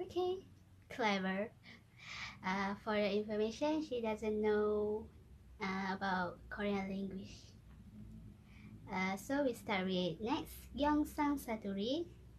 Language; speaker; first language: English; non-native, local second language; Malay